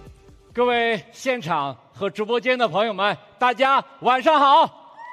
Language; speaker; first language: Chinese; native; Chinese